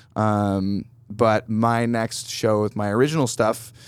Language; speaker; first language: English; native; English